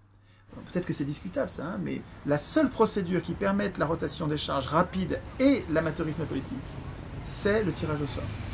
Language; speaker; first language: French; native; French